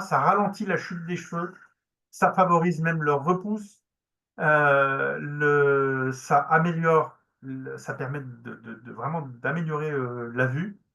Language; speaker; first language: French; native; French